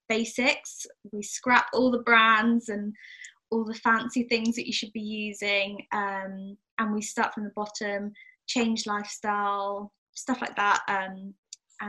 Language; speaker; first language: English; native; English